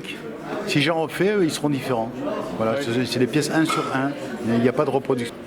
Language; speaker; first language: French; native; French